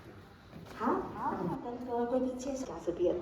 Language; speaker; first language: Chinese; native; Chinese